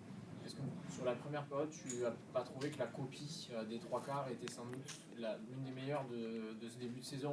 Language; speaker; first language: French; native; French